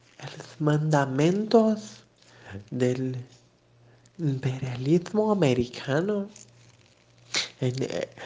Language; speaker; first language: Spanish; non-native, learner; Portuguese